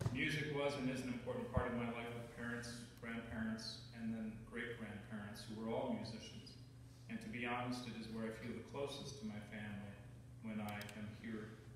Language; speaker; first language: English; native; English